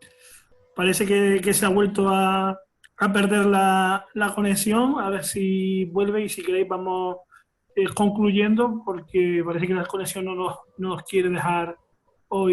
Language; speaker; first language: Spanish; native; Spanish